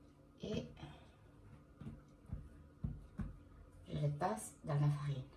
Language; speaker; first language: French; non-native, fluent; Italian